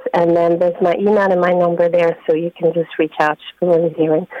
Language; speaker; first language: English; non-native, fluent; French